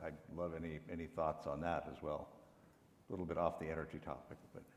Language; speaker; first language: English; native; English